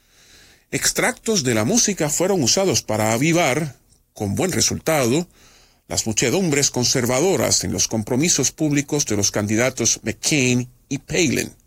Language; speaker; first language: Spanish; native; Spanish